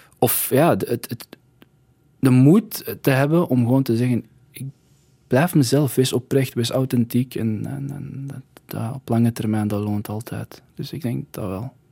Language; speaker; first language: Dutch; early bilingual, other home language; Arabic